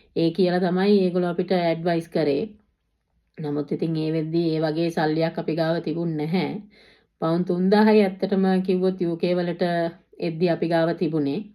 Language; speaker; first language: Sinhala; native; Sinhala